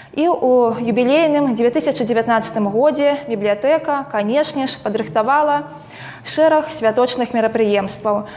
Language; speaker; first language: Belarusian; native; Belarusian